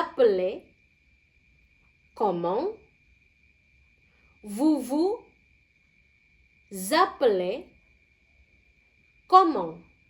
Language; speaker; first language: French; non-native, fluent; Indonesian